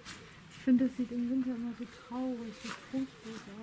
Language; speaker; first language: German; native; German